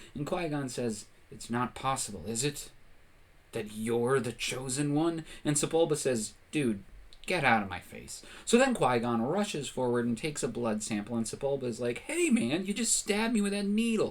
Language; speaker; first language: English; native; English